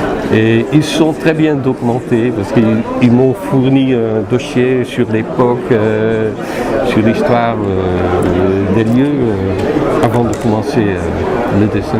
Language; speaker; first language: French; non-native, fluent; Dutch